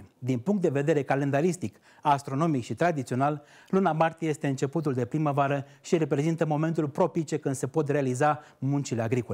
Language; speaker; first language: Romanian; native; Romanian